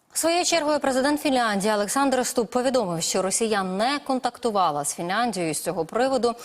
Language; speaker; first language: Ukrainian; native; Ukrainian